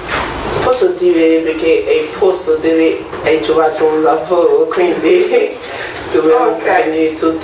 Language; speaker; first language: Italian; non-native, learner; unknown